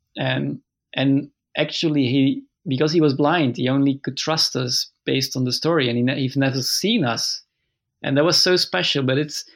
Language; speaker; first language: English; non-native, fluent; Dutch